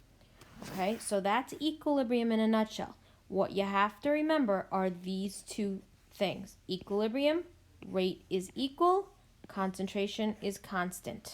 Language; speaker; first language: English; native; English